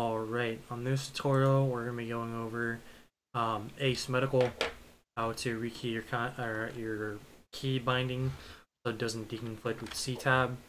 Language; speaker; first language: English; native; English